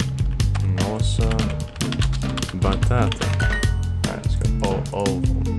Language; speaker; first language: Portuguese; non-native, learner; English